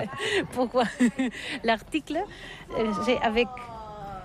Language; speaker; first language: French; non-native, learner; Catalan